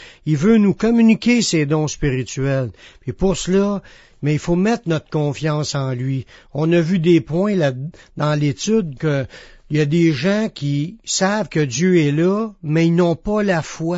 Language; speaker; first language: French; native; French